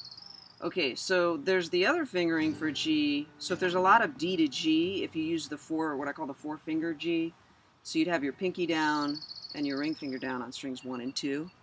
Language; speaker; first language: English; native; English